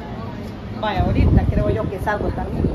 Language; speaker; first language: Spanish; native; Spanish